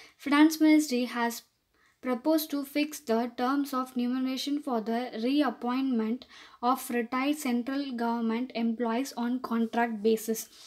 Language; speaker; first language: English; non-native, local second language; Tamil